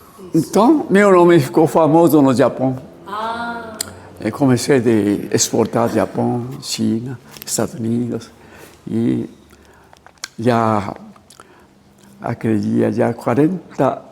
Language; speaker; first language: Portuguese; non-native, learner; Japanese